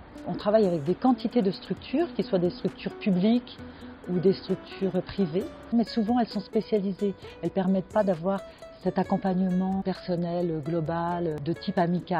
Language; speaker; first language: French; native; French